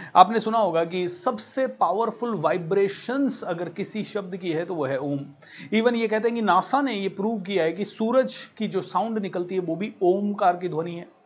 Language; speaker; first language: Hindi; native; Hindi